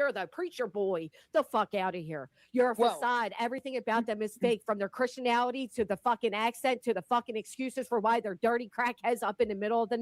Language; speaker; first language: English; native; English